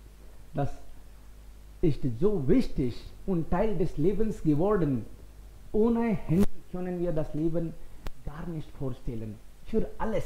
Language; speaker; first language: German; non-native, fluent; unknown